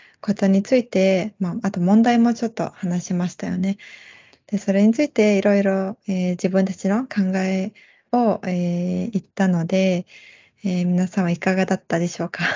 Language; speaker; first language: Japanese; non-native, fluent; Mongolian